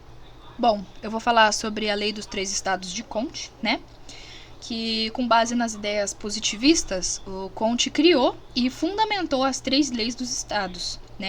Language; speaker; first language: Portuguese; native; Portuguese